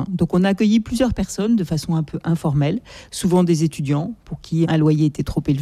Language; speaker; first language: French; native; French